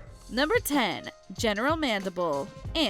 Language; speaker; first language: English; native; English